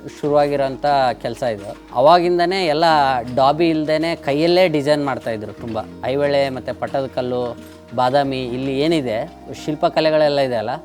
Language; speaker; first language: Kannada; native; Kannada